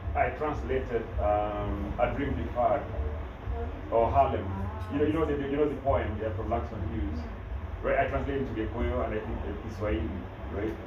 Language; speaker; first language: English; non-native, local second language; Kikuyu